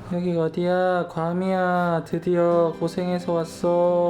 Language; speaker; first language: Korean; native; Korean